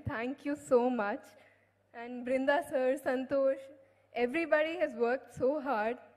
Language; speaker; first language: Tamil; non-native, fluent; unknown